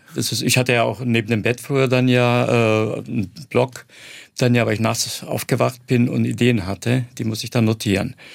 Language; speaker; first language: German; non-native, fluent; Croatian